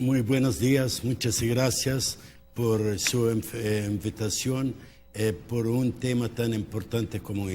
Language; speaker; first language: Spanish; early bilingual, heritage; Spanish